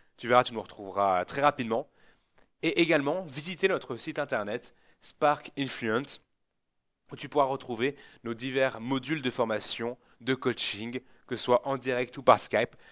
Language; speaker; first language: French; native; French